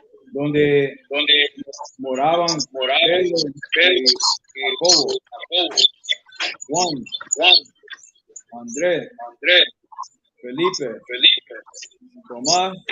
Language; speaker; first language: Spanish; non-native, learner; English